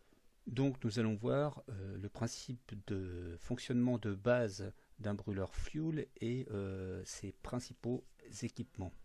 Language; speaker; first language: French; native; French